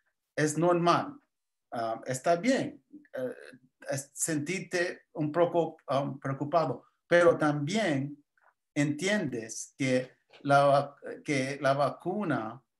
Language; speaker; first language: Spanish; early bilingual, heritage; English